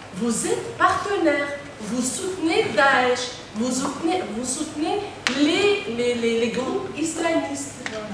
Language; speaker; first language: French; non-native, fluent; Arabic